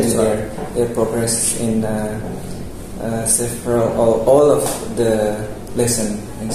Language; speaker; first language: English; non-native, local second language; Indonesian